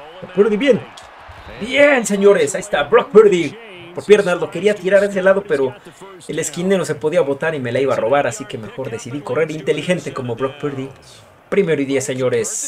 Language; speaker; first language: Spanish; native; Spanish